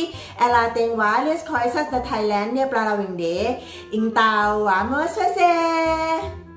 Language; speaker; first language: Portuguese; non-native, learner; Thai